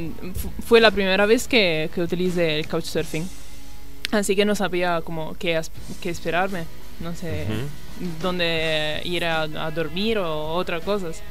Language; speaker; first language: Spanish; non-native, learner; Italian